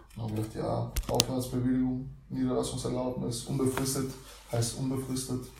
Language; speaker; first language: German; early bilingual, other home language; Russian